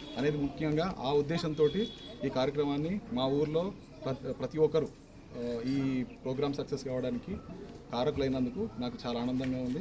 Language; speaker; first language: Telugu; native; Telugu